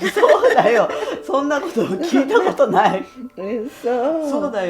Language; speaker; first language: Japanese; native; Japanese